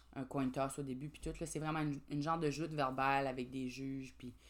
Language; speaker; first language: French; native; French